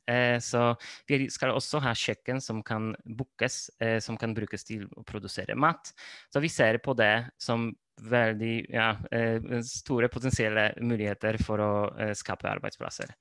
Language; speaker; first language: Norwegian; non-native, fluent; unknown